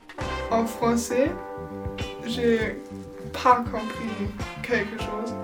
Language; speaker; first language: French; non-native, learner; German